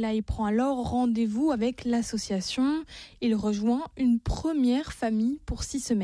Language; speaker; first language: French; native; French